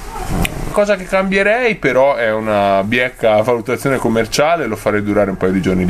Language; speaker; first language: Italian; native; Italian